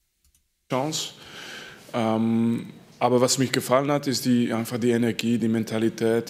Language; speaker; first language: German; non-native, fluent; French